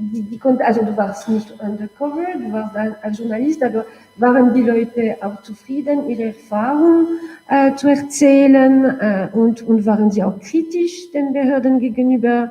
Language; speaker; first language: German; non-native, local second language; French